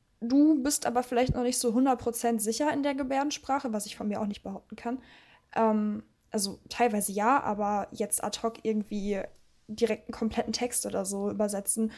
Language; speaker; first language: German; early bilingual, other home language; Russian